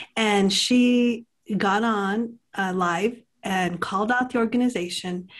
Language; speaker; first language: English; native; English